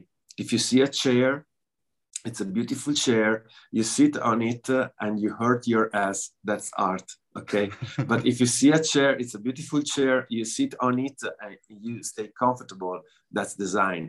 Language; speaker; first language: English; non-native, learner; Italian